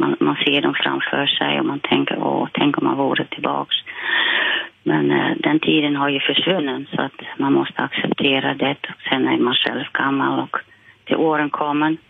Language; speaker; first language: Swedish; non-native, fluent; Dutch